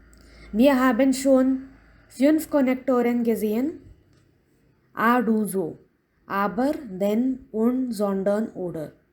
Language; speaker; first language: German; non-native, fluent; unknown